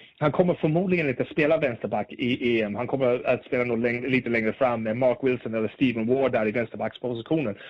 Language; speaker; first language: Swedish; native; Swedish